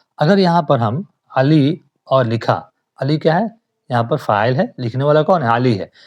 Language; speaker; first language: Urdu; native; Urdu